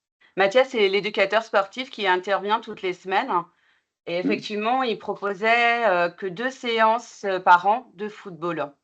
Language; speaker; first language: French; native; French